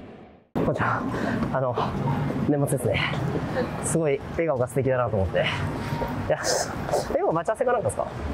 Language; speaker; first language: Japanese; native; Japanese